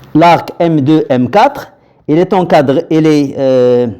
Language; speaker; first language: French; non-native, local second language; Arabic